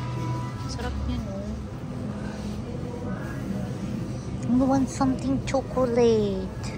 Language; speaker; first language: English; non-native, local second language; Filipino